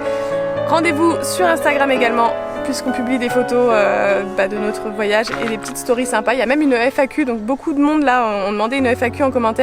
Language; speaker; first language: French; native; French